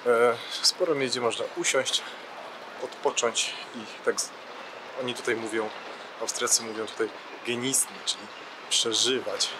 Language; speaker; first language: Polish; native; Polish